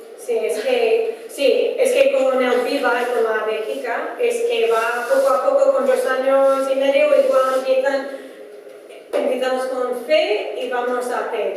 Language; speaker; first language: Spanish; non-native, fluent; Dutch